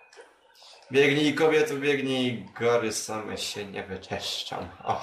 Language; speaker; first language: Polish; native; Polish